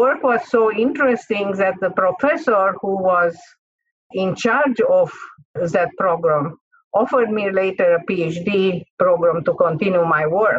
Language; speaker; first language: English; non-native, fluent; Hungarian